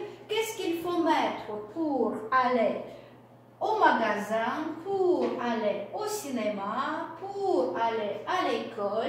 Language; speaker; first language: French; non-native, fluent; Russian